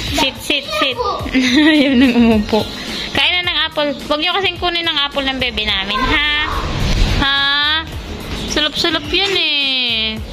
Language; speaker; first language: Filipino; non-native, local second language; Bikol